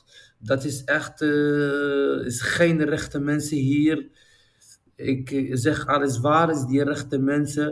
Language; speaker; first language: Dutch; non-native, learner; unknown